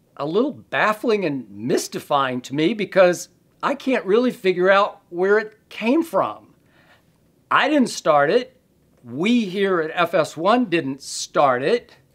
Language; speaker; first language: English; native; English